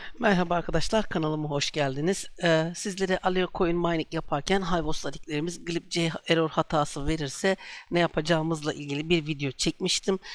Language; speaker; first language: Turkish; native; Turkish